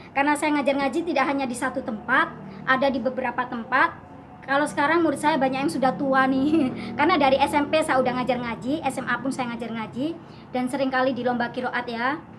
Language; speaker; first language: Indonesian; non-native, local second language; Javanese